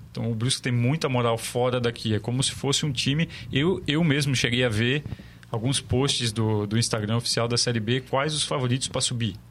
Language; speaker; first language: Portuguese; native; Portuguese